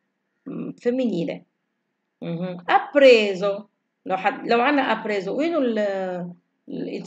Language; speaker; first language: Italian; non-native, fluent; Arabic